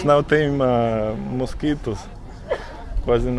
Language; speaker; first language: Portuguese; non-native, learner; Russian